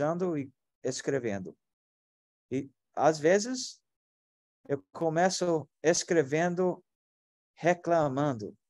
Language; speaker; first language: Portuguese; non-native, fluent; English